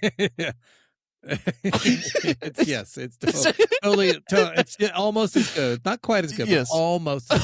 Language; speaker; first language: English; native; English